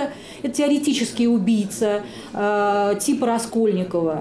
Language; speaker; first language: Russian; native; Russian